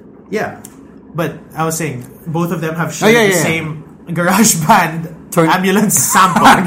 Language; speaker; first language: English; non-native, local second language; Filipino